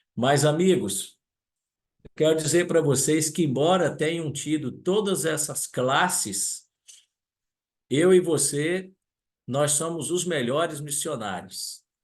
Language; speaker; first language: Portuguese; non-native, local second language; German